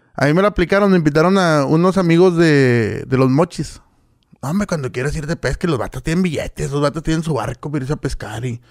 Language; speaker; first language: Spanish; native; Spanish